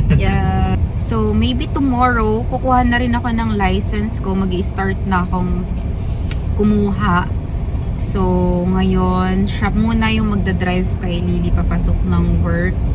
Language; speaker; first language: Filipino; native; Filipino